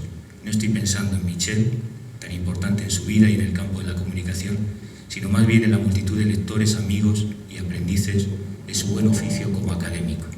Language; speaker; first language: Spanish; native; Spanish